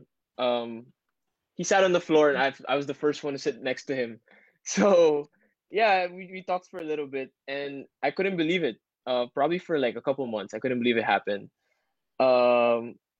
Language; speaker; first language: English; native; English